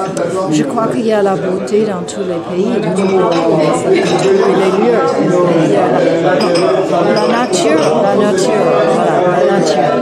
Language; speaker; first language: French; non-native, fluent; English